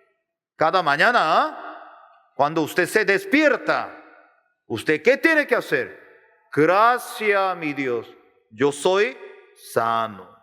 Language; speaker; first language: Spanish; non-native, learner; Korean